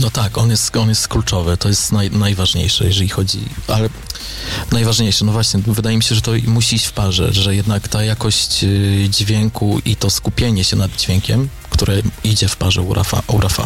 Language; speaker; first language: Polish; native; Polish